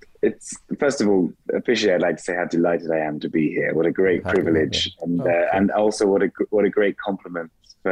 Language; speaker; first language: English; native; English